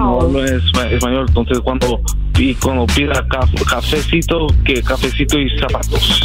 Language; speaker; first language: Spanish; non-native, learner; English